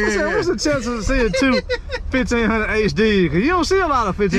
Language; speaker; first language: English; native; English